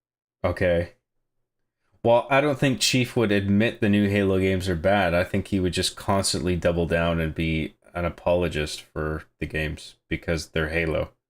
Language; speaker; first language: English; native; English